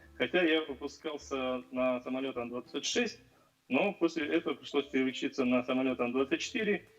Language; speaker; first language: Russian; non-native, local second language; Yakut